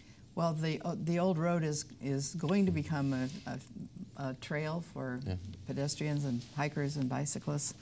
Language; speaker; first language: English; native; English